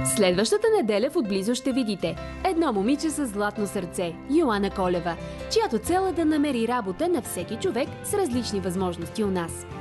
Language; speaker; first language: Bulgarian; native; Bulgarian